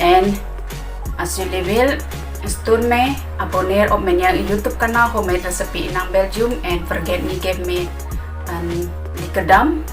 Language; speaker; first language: Dutch; non-native, learner; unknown